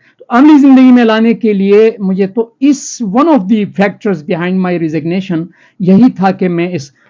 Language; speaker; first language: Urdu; non-native, local second language; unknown